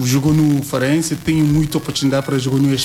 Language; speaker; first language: Portuguese; non-native, learner; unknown